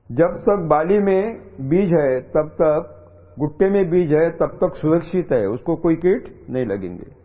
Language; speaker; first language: Hindi; non-native, local second language; Marathi